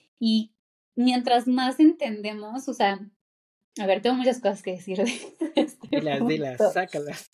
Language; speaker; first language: Spanish; native; Spanish